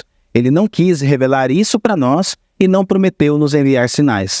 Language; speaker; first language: Portuguese; native; Portuguese